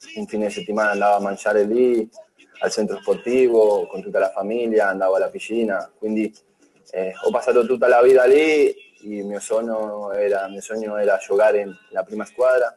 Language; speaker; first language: Italian; non-native, fluent; Spanish